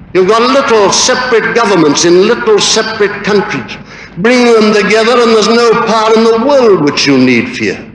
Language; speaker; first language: English; native; English